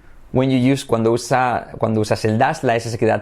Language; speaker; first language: Spanish; native; Spanish